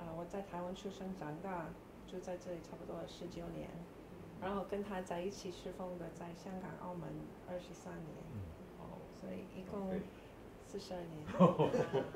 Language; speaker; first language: Chinese; early bilingual, heritage; English